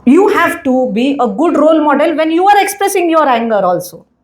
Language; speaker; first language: English; non-native, local second language; Hindi